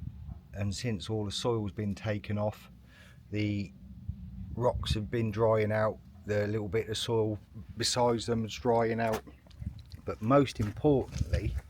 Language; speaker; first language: English; native; English